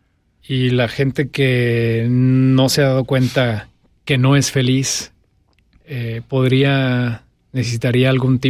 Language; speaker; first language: Spanish; native; Spanish